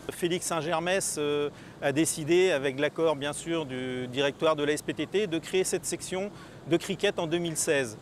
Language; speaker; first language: French; native; French